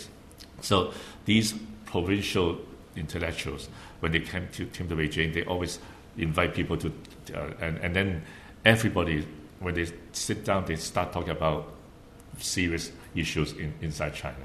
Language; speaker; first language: English; non-native, local second language; Cantonese